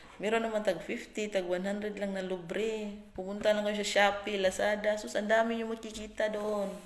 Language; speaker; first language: Filipino; non-native, local second language; Cebuano